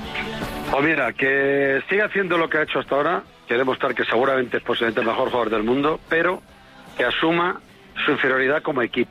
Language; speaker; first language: Spanish; native; Spanish